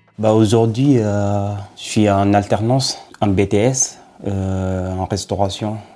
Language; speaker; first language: French; non-native, fluent; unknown